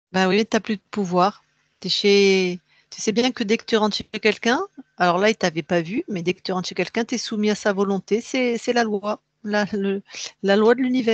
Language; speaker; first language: French; native; French